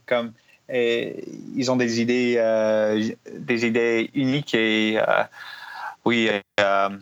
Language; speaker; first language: French; non-native, learner; English